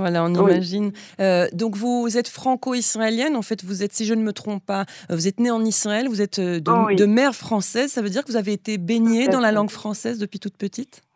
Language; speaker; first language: French; native; French